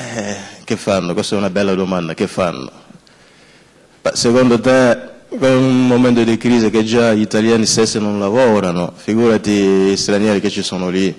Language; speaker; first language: Italian; non-native, fluent; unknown